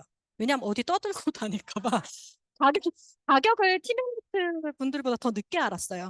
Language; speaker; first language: Korean; native; Korean